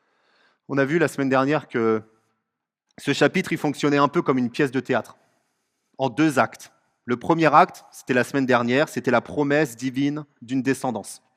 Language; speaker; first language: French; native; French